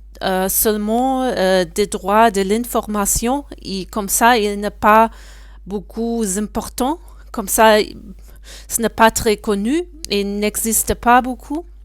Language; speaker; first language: French; non-native, learner; German